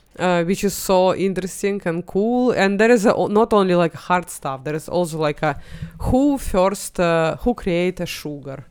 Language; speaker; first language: English; non-native, fluent; Russian